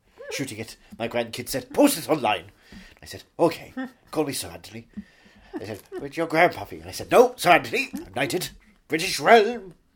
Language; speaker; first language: English; native; English